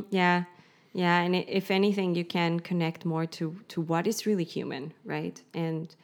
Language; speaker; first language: English; native; English